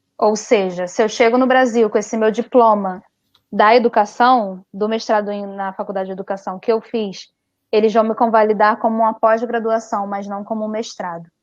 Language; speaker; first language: Portuguese; native; Portuguese